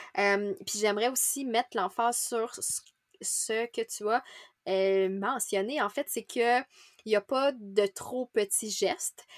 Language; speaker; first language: French; native; French